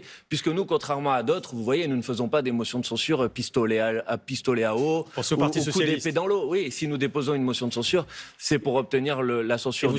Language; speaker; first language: French; native; French